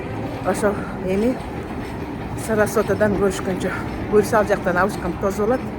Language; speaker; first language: Kyrgyz; native; Kyrgyz